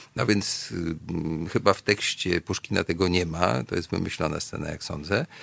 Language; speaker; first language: Polish; native; Polish